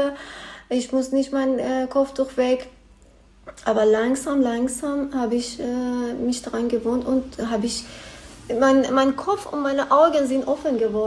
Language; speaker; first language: German; non-native, learner; Persian